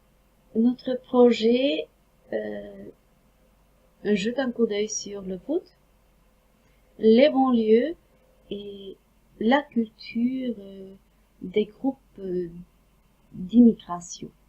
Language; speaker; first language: French; non-native, fluent; Norwegian